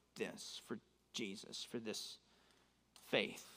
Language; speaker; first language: English; native; English